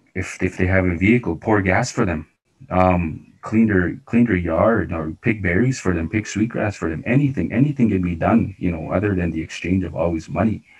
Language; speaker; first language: English; non-native, fluent; Cree